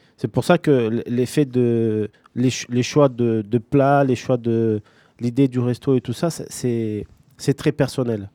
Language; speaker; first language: French; non-native, fluent; Portuguese